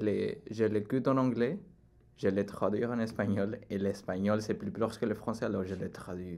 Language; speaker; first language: French; non-native, learner; Spanish